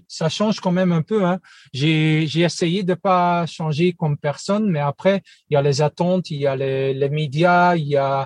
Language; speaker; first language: French; non-native, local second language; Dutch